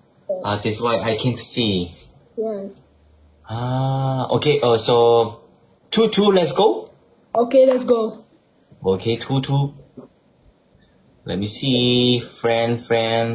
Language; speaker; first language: English; non-native, learner; Arabic